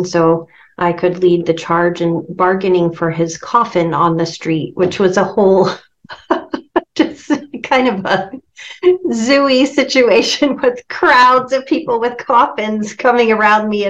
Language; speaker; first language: English; native; English